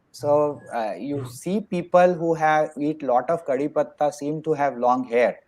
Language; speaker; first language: English; non-native, local second language; Marathi